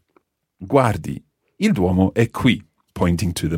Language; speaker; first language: Italian; non-native, fluent; English